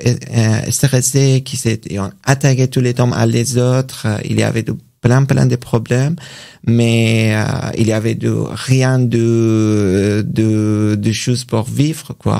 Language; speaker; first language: French; non-native, learner; Persian